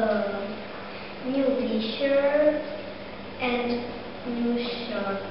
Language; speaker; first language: English; non-native, learner; Czech